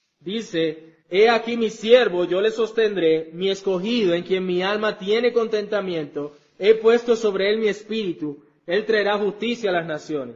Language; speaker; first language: Spanish; native; Spanish